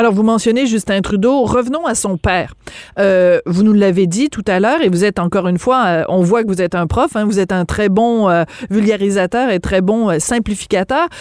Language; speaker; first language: French; native; French